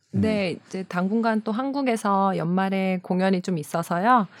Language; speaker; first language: Korean; native; Korean